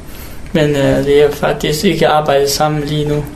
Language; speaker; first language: Danish; non-native, learner; Hakha Chin